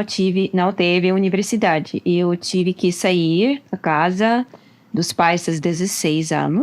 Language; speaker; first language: Portuguese; non-native, learner; Russian